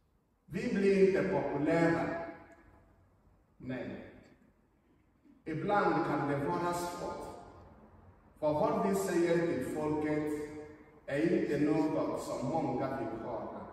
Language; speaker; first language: Swedish; non-native, fluent; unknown